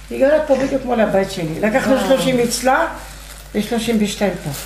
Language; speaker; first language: Hebrew; non-native, fluent; Arabic